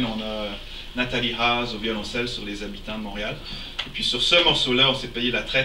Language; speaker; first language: French; native; French